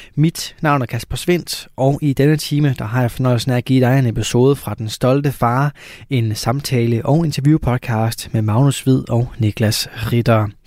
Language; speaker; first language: Danish; native; Danish